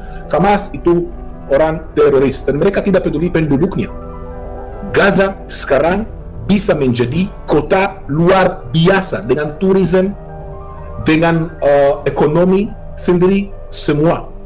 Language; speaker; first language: Indonesian; non-native, fluent; Hebrew